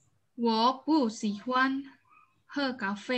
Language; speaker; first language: Chinese; non-native, learner; Indonesian